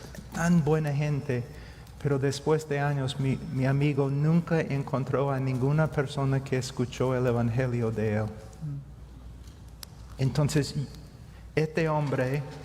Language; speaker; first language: Spanish; non-native, fluent; English